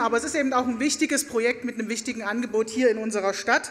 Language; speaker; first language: German; native; German